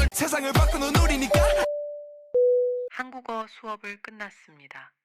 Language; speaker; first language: Korean; non-native, fluent; Turkish